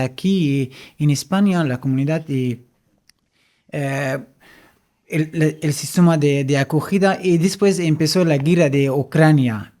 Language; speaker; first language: Spanish; non-native, fluent; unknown